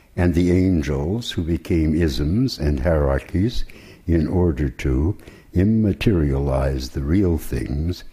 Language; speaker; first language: English; native; English